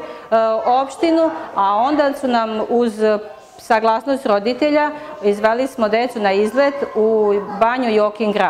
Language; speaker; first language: Serbian; native; Serbian